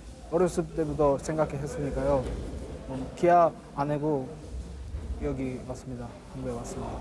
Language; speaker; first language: Korean; early bilingual, heritage; Japanese